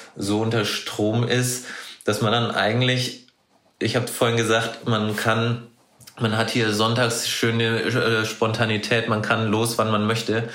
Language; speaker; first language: German; native; German